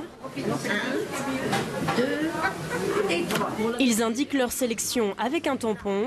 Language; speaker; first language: French; native; French